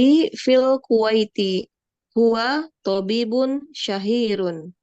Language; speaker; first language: Arabic; non-native, learner; Indonesian